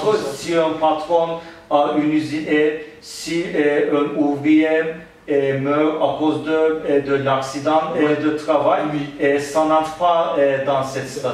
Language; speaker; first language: French; non-native, learner; Turkish